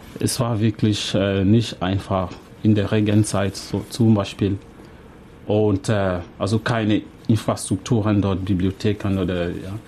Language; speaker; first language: German; non-native, fluent; French